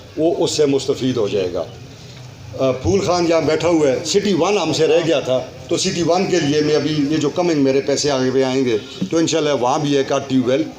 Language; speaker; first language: Urdu; non-native, local second language; Northern Hindko